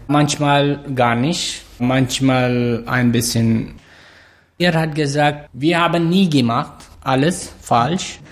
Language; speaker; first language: German; non-native, learner; Pashto